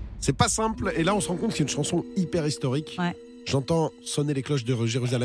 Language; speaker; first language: French; native; French